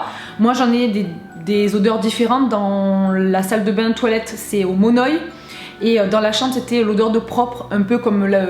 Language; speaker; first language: French; native; French